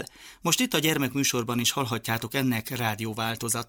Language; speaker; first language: Hungarian; native; Hungarian